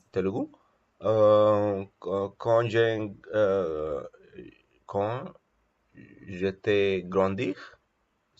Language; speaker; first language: French; non-native, learner; Telugu